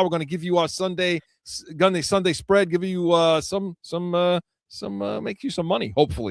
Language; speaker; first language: English; native; English